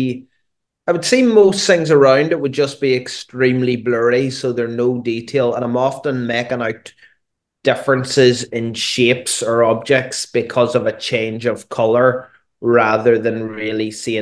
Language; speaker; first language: English; native; English